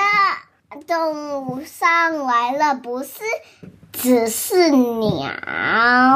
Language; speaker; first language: Chinese; early bilingual, heritage; Chinese